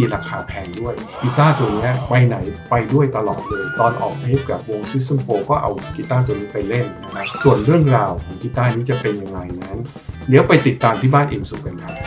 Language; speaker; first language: Thai; early bilingual, heritage; Thai